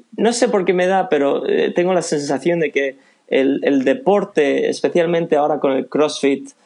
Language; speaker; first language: Spanish; early bilingual, other home language; Swedish